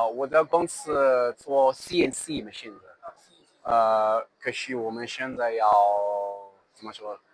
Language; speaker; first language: Chinese; non-native, learner; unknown